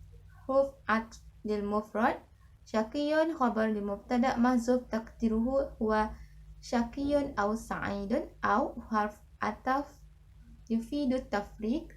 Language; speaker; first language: Arabic; non-native, learner; Malay